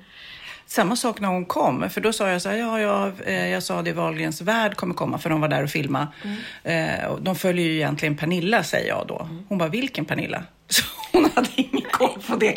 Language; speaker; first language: Swedish; native; Swedish